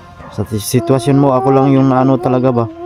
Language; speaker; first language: Filipino; native; Filipino